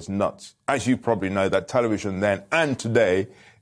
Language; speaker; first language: English; native; English